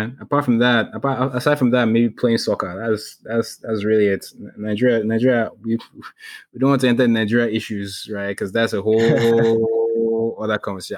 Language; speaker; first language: English; non-native, local second language; Igbo